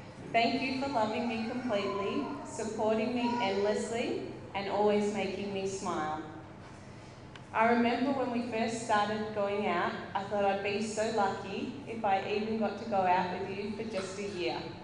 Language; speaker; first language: English; native; English